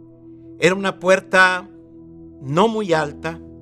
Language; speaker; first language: Spanish; native; Spanish